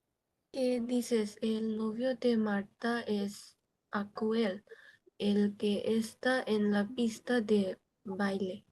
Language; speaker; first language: Spanish; non-native, learner; Bangla